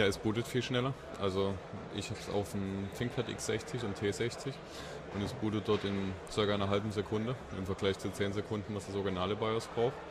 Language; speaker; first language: German; native; German